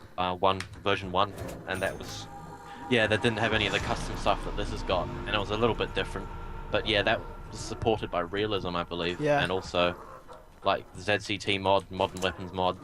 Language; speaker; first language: English; native; English